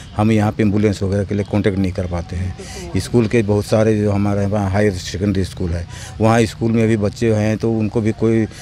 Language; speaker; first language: Hindi; native; Hindi